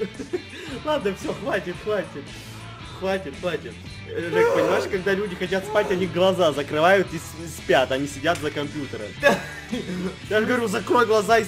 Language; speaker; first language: Russian; native; Russian